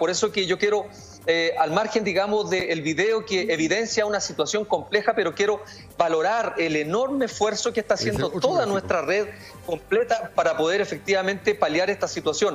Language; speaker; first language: Spanish; native; Spanish